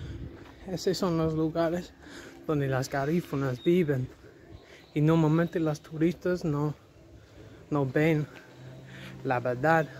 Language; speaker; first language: Spanish; non-native, learner; English